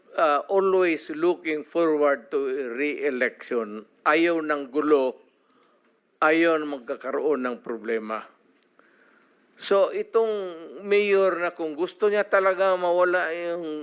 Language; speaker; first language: Filipino; non-native, local second language; Cebuano